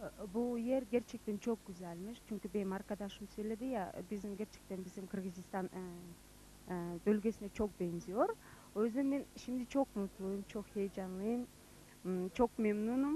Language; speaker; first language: Turkish; non-native, learner; Kyrgyz